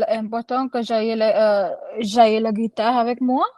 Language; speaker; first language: French; non-native, learner; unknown